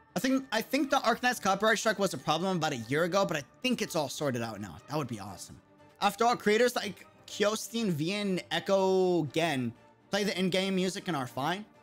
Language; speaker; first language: English; native; English